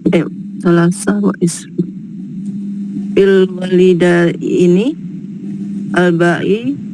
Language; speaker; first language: Arabic; non-native, learner; Indonesian